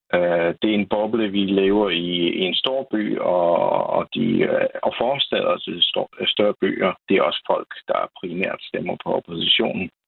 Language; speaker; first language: Danish; non-native, fluent; Polish